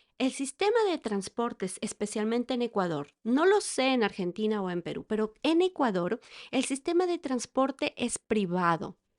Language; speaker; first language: Spanish; native; Spanish